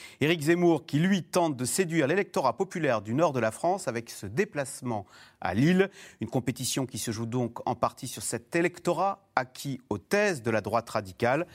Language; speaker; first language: French; native; French